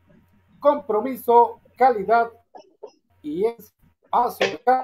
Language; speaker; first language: Spanish; native; Spanish